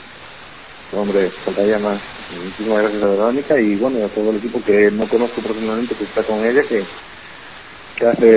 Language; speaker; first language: Spanish; native; Spanish